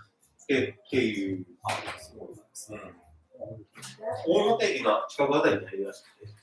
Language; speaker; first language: Japanese; native; Japanese